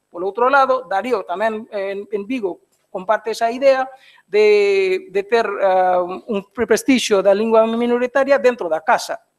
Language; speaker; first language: Galician; non-native, fluent; Bangla